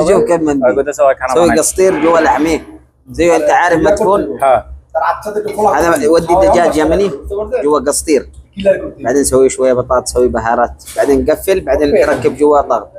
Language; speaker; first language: Arabic; non-native, learner; Bangla